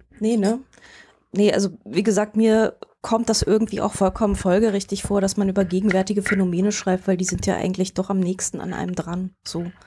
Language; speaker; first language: German; native; German